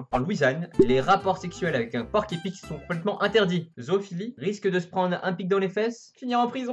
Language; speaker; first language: French; native; French